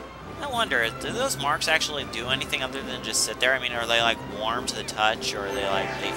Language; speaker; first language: English; native; English